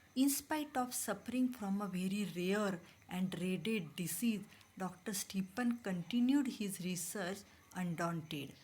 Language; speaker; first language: English; non-native, local second language; Marathi